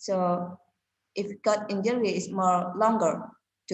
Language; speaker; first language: English; non-native, learner; Indonesian